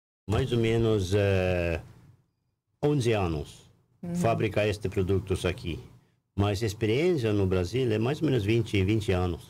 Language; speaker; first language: Portuguese; non-native, learner; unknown